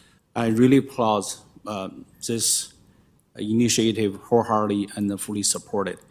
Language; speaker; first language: English; non-native, fluent; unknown